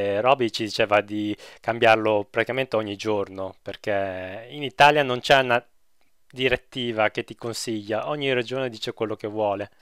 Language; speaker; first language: Italian; native; Italian